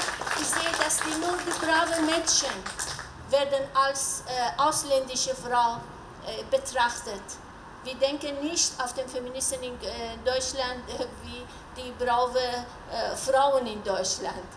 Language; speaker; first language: German; non-native, learner; Persian